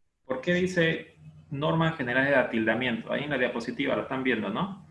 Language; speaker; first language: Spanish; native; Spanish